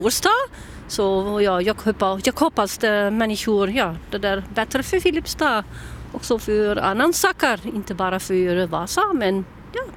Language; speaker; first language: Swedish; non-native, learner; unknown